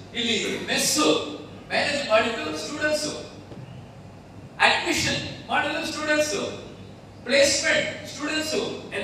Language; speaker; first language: Kannada; non-native, local second language; Telugu